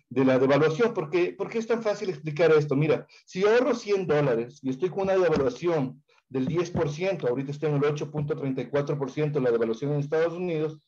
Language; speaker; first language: Spanish; native; Spanish